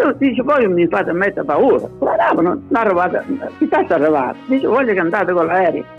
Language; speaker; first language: Italian; native; Italian